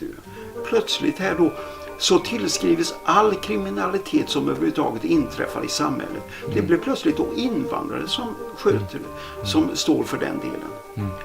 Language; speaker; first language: Swedish; native; Swedish